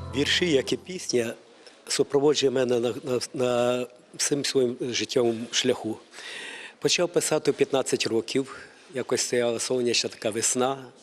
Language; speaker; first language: Ukrainian; native; Ukrainian